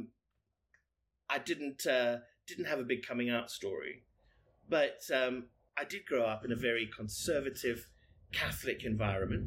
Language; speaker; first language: English; native; English